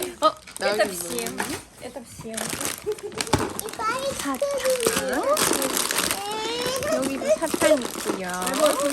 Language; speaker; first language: Korean; non-native, fluent; Russian